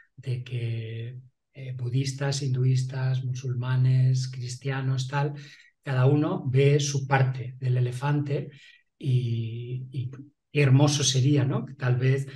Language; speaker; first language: Spanish; non-native, local second language; Catalan